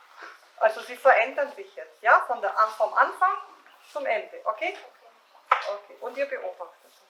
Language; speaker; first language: German; native; German